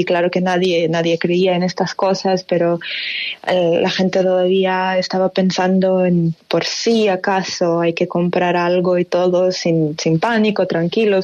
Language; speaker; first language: Spanish; non-native, fluent; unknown